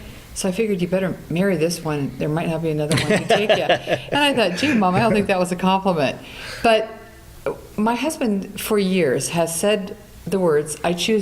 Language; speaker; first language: English; native; English